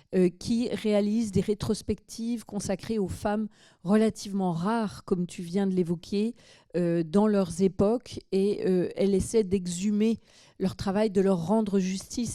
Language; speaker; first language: French; native; French